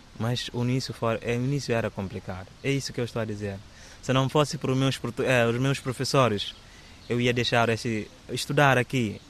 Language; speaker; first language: Portuguese; non-native, local second language; Upper Guinea Crioulo